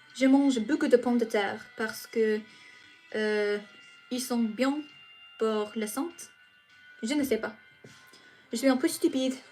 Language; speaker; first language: French; non-native, learner; English